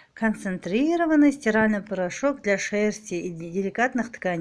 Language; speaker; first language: Russian; non-native, local second language; Kazakh